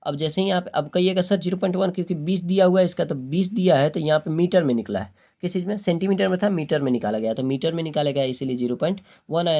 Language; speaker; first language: Hindi; native; Hindi